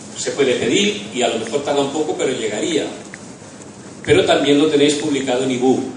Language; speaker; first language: Spanish; non-native, local second language; Catalan